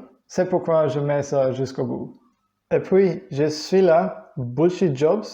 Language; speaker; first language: French; non-native, learner; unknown